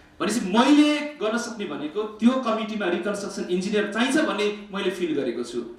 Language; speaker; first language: Nepali; native; Nepali